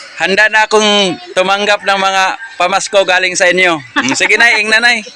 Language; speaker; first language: Filipino; non-native, local second language; Cebuano